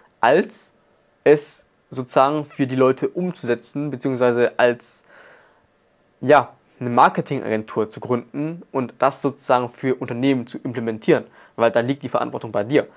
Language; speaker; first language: German; native; German